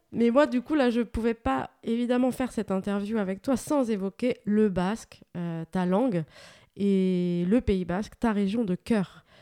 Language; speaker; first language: French; native; French